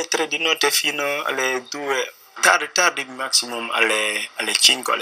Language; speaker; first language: Italian; non-native, learner; Chinese